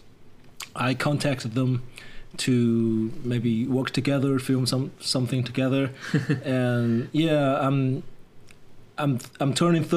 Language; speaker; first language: English; non-native, fluent; Chinese